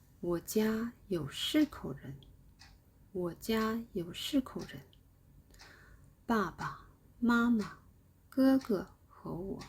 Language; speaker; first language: Chinese; non-native, fluent; Korean